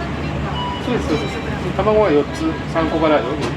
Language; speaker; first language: Japanese; native; Japanese